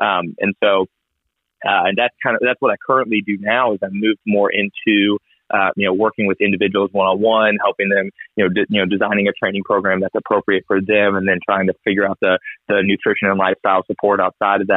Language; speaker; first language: English; native; English